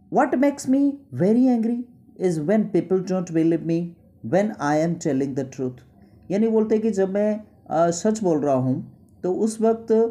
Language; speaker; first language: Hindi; non-native, local second language; Gujarati